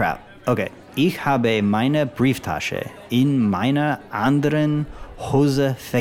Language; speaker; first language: German; non-native, learner; English